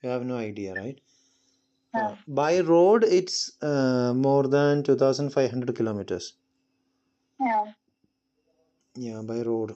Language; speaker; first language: English; non-native, local second language; Malayalam